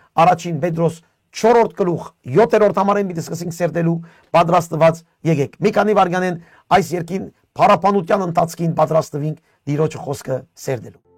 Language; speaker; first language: Armenian; early bilingual, heritage; Armenian